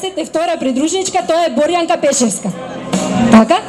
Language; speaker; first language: Macedonian; native; Macedonian